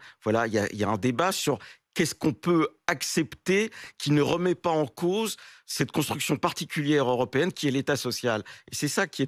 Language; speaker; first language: French; native; French